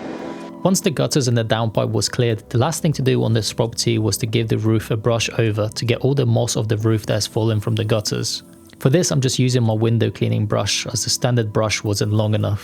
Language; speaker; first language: English; native; English